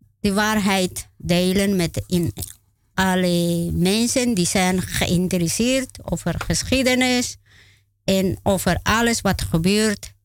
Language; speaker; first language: Dutch; non-native, learner; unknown